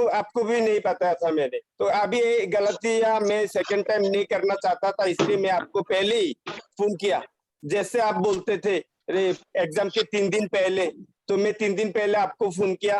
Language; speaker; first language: Hindi; non-native, fluent; Bangla